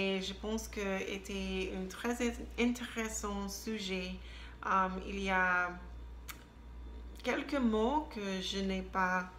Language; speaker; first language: French; non-native, learner; English